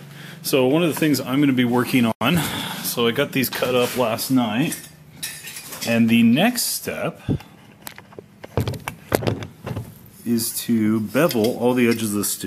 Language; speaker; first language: English; native; English